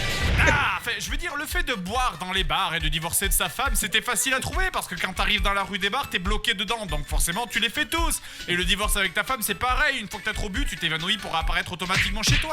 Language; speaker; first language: French; native; French